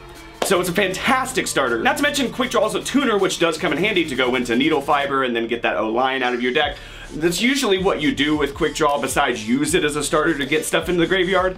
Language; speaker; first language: English; native; English